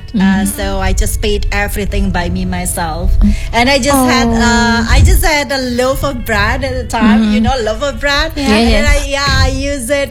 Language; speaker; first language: English; non-native, fluent; Indonesian